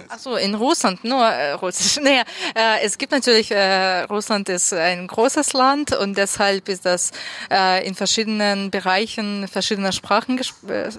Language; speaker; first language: German; non-native, fluent; Russian